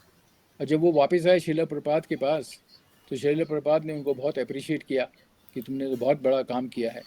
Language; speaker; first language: Hindi; native; Hindi